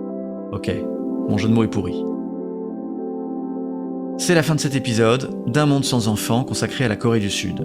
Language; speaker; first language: French; native; French